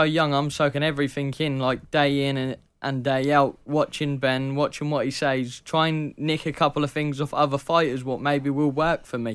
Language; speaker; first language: English; native; English